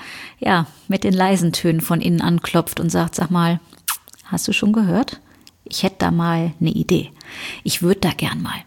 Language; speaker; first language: German; native; German